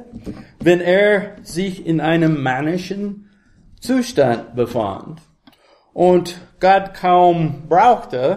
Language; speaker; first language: German; non-native, learner; English